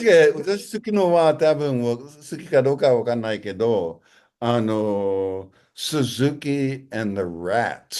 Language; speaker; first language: Japanese; non-native, fluent; English